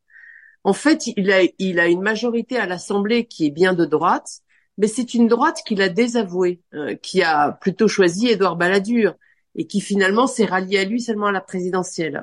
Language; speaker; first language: French; native; French